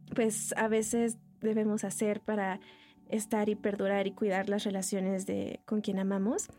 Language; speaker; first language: Spanish; native; Spanish